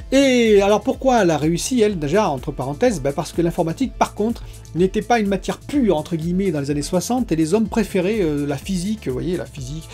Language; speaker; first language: French; native; French